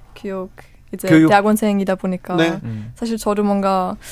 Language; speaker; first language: Korean; non-native, fluent; German